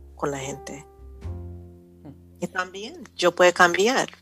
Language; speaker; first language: Spanish; non-native, fluent; English